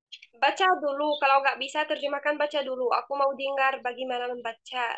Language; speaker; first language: Indonesian; non-native, fluent; Arabic